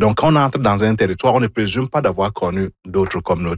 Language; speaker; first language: French; non-native, fluent; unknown